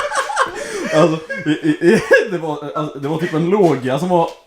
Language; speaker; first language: Swedish; native; Swedish